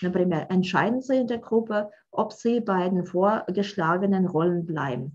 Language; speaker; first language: German; non-native, fluent; Russian